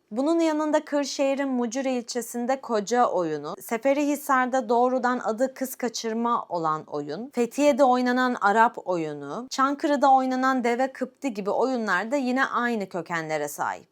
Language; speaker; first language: Turkish; native; Turkish